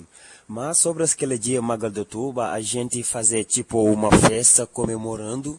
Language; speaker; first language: Portuguese; non-native, learner; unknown